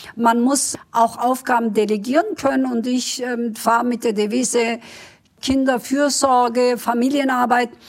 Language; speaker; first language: German; early bilingual, other home language; Kurdish